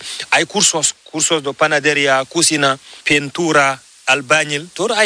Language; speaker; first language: Spanish; non-native, learner; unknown